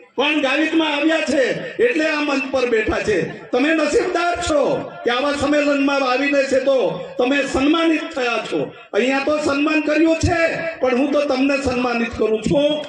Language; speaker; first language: Gujarati; non-native, local second language; Kukna